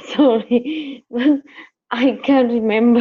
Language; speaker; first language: English; non-native, learner; Vietnamese